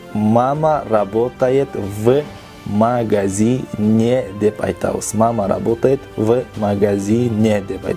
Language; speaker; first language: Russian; non-native, fluent; Kyrgyz